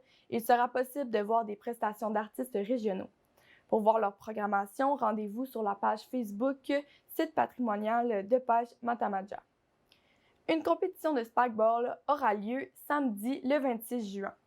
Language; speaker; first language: French; native; French